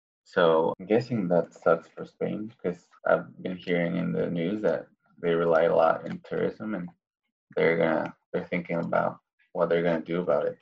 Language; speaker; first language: English; non-native, fluent; Spanish